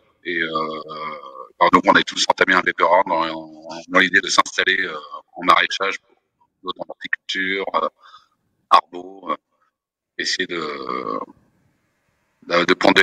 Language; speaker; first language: French; native; French